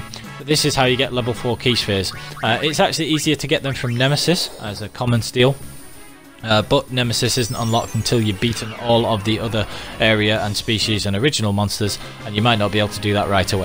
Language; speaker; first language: English; native; English